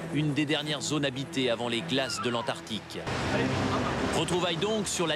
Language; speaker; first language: French; native; French